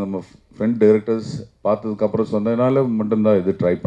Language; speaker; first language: Tamil; non-native, learner; Malayalam